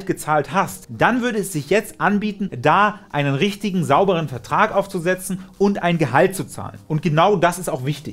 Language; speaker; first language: German; native; German